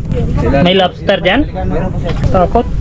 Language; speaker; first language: Filipino; non-native, learner; Hindi